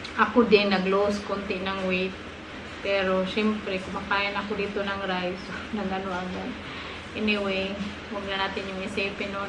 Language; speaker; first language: Filipino; non-native, local second language; Cebuano